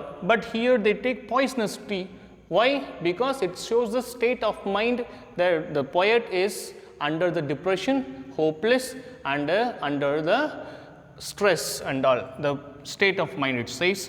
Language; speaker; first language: English; non-native, local second language; Hindi